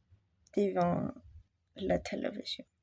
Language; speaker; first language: French; non-native, learner; English